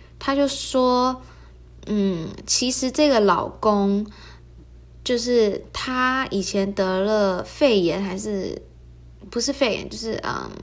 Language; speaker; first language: Chinese; early bilingual, heritage; Chinese